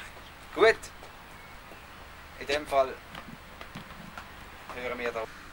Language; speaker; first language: German; native; German